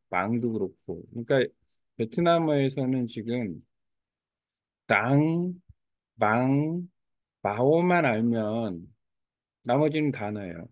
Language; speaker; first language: Korean; native; Korean